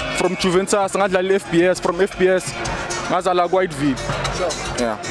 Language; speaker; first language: Zulu; native; Zulu